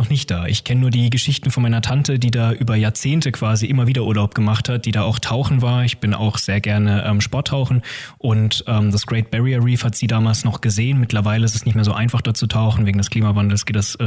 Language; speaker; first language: German; native; German